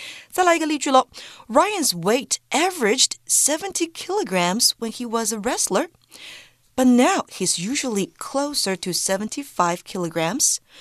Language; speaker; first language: English; non-native, fluent; Chinese